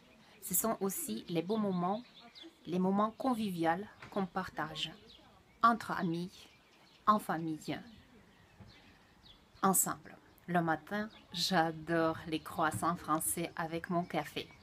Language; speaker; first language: French; non-native, fluent; Russian